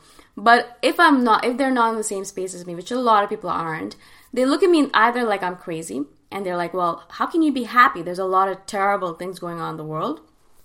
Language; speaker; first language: English; native; English